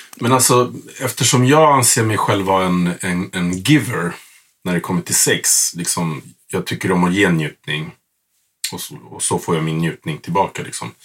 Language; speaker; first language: Swedish; native; Swedish